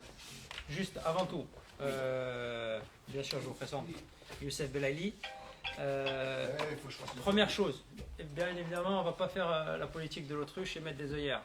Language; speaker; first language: French; native; French